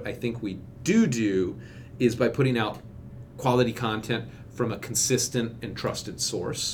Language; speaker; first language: English; native; English